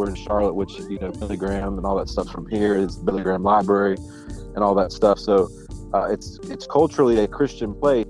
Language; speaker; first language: English; native; English